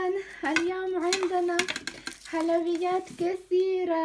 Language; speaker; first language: Arabic; non-native, fluent; Ukrainian